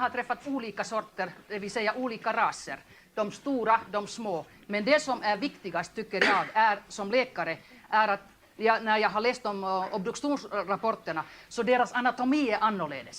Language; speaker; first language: Swedish; non-native, local second language; Finnish